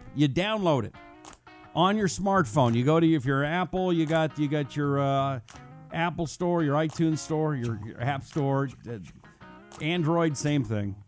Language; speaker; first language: English; native; English